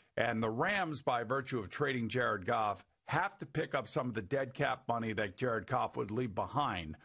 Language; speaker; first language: English; native; English